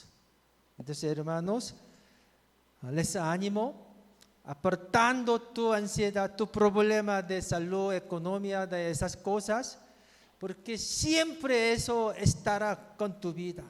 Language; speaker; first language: Spanish; non-native, fluent; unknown